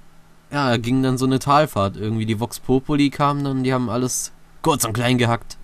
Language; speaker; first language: German; native; German